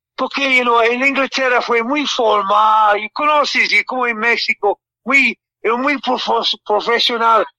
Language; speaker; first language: Spanish; non-native, learner; English